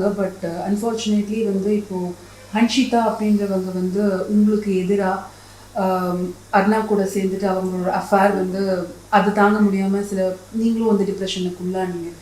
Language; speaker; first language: Tamil; native; Tamil